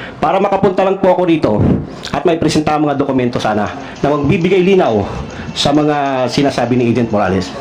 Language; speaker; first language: Filipino; non-native, local second language; Cebuano